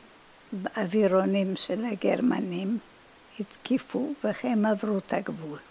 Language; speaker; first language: Hebrew; non-native, fluent; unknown